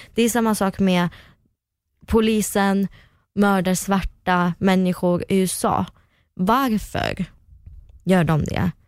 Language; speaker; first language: Swedish; early bilingual, other home language; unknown